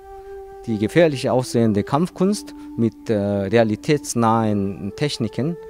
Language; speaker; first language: German; non-native, fluent; Korean